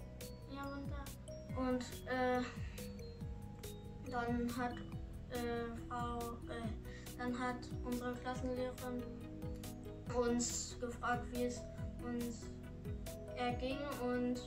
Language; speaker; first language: German; early bilingual, other home language; Indonesian